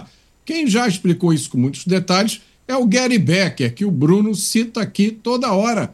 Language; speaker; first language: Portuguese; native; Portuguese